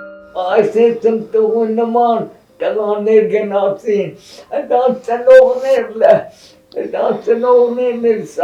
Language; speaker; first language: Armenian; native; Armenian